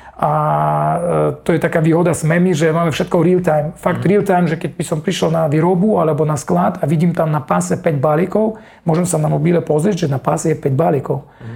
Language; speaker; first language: Slovak; non-native, fluent; Russian